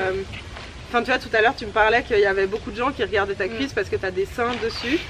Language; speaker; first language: French; native; French